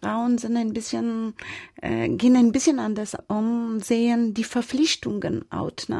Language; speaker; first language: German; non-native, fluent; Persian